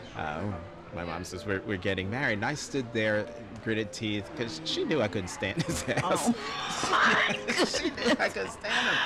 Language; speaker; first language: English; native; English